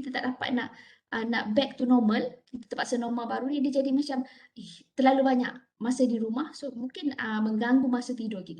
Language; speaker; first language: Malay; native; Malay